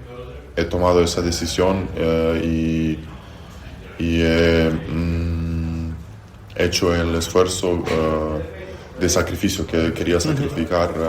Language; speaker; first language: Spanish; non-native, fluent; Serbian